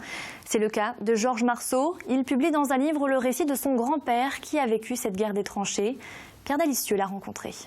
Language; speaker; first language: French; native; French